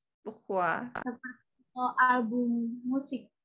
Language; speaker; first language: French; non-native, learner; Indonesian